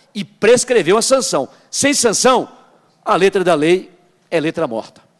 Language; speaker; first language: Portuguese; native; Portuguese